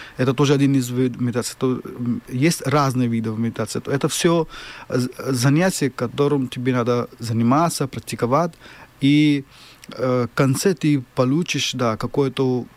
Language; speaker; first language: Russian; non-native, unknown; Hindi